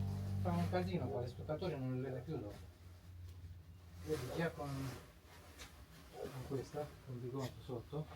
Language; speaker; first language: Italian; native; Italian